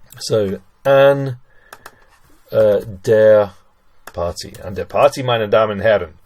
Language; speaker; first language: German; non-native, fluent; English